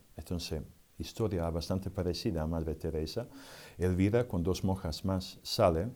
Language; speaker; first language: Spanish; non-native, fluent; Serbian